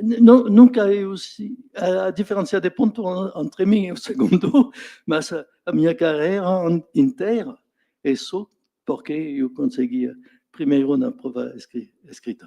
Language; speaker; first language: Portuguese; non-native, fluent; French